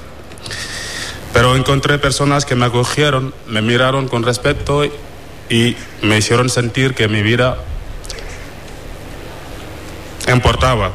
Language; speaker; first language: Spanish; non-native, fluent; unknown